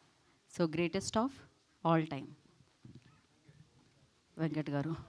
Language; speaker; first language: Telugu; native; Telugu